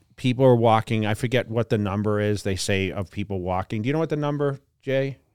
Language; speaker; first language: English; native; English